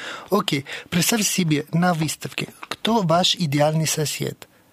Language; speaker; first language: Russian; non-native, fluent; Italian